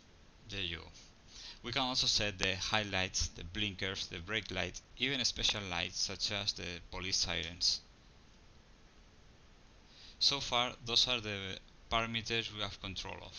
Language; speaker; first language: English; non-native, fluent; Spanish